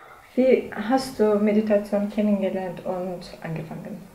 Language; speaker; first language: German; non-native, learner; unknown